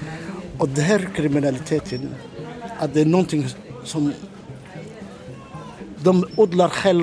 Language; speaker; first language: Swedish; non-native, learner; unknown